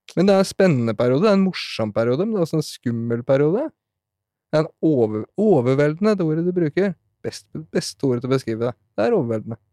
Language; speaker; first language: Norwegian; native; Norwegian